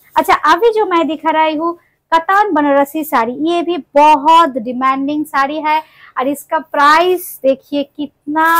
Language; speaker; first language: Hindi; non-native, local second language; Bangla